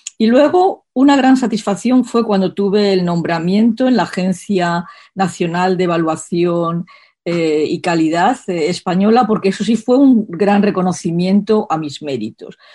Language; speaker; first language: Spanish; native; Spanish